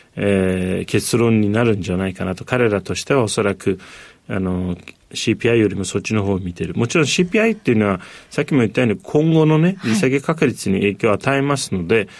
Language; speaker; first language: Japanese; non-native, fluent; Turkish